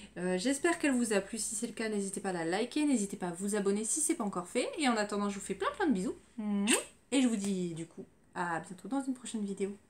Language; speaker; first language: French; native; French